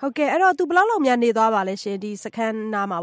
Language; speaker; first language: Burmese; native; Burmese